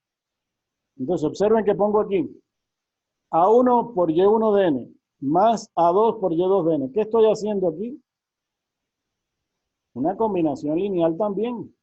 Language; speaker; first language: Spanish; native; Spanish